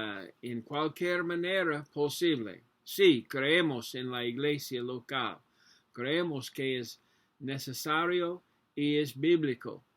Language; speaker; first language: Spanish; non-native, learner; English